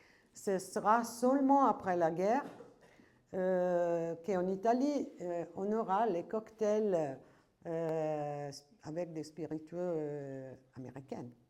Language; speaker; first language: French; non-native, fluent; Italian